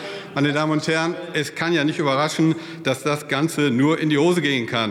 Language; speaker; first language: German; native; German